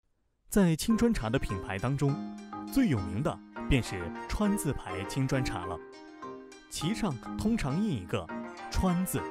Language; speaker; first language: Chinese; native; Chinese